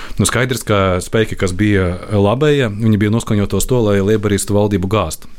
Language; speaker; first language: Latvian; non-native, local second language; Russian